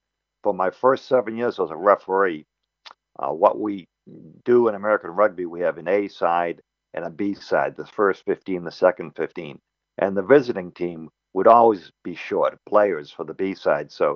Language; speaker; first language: English; native; English